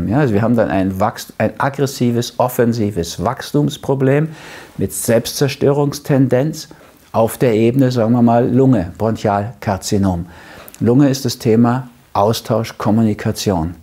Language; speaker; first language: German; native; German